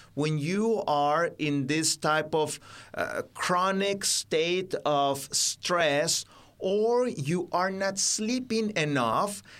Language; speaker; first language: English; non-native, fluent; Spanish